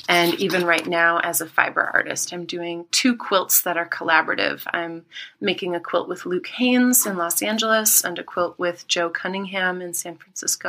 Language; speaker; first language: English; native; English